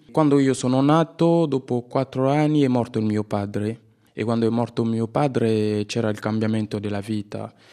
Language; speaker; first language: Italian; non-native, fluent; Lingala